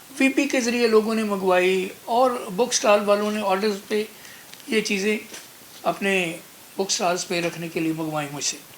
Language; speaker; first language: Urdu; non-native, local second language; Punjabi